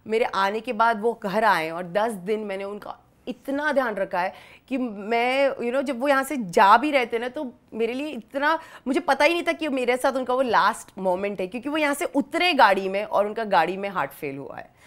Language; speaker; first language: Hindi; native; Hindi